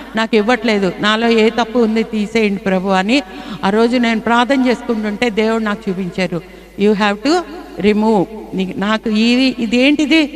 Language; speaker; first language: Telugu; non-native, fluent; Bangla